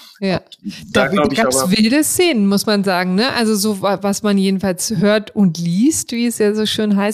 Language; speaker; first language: German; native; German